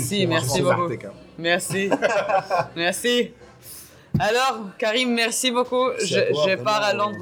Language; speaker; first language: French; non-native, learner; Hebrew